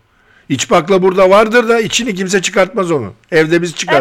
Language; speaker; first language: Turkish; native; Turkish